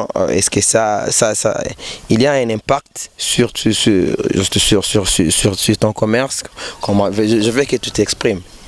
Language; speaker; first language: French; non-native, local second language; Rundi